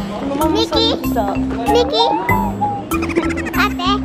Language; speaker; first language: Japanese; early bilingual, other home language; Filipino